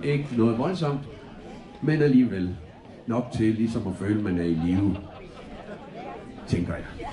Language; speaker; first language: Danish; native; Danish